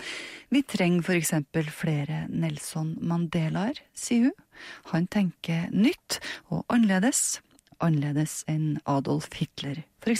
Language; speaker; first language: Norwegian; native; Norwegian